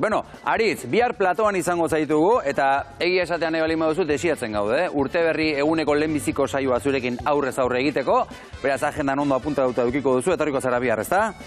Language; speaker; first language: Basque; native; Basque